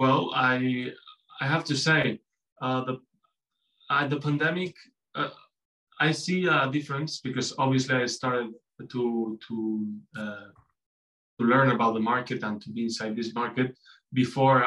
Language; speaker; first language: English; non-native, fluent; Spanish